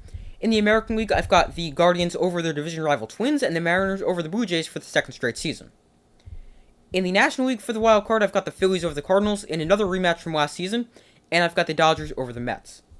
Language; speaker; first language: English; native; English